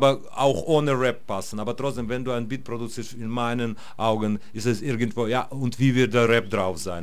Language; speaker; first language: German; non-native, fluent; Russian